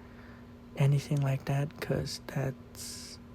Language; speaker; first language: English; non-native, fluent; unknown